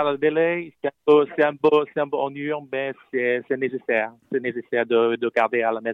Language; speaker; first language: French; non-native, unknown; Chinese